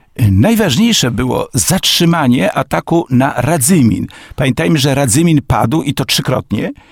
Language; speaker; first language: Polish; native; Polish